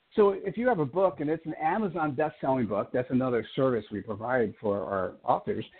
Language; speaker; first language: English; native; English